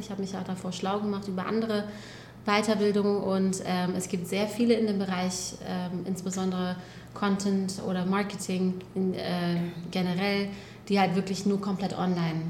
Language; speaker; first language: German; native; German